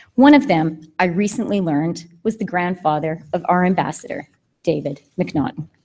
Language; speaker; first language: English; native; English